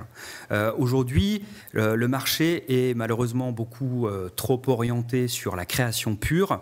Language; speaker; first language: French; native; French